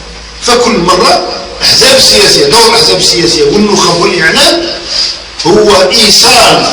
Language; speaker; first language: Arabic; native; Arabic